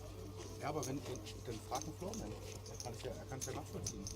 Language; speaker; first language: German; native; German